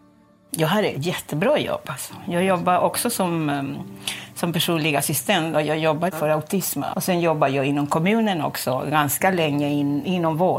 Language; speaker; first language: Swedish; non-native, fluent; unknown